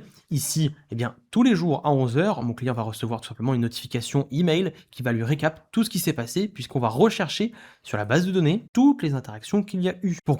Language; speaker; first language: French; native; French